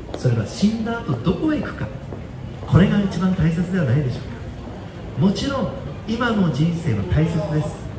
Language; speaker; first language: Japanese; native; Japanese